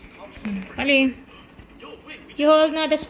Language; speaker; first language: English; non-native, local second language; Filipino